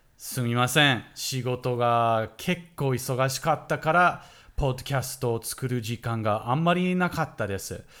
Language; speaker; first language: Japanese; non-native, fluent; English